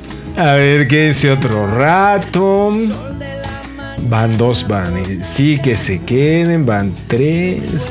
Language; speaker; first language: Spanish; native; Spanish